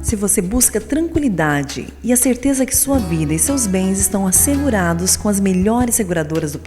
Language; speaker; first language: Portuguese; native; Portuguese